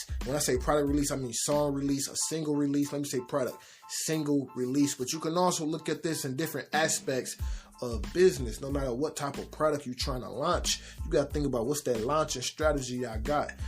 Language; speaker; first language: English; native; English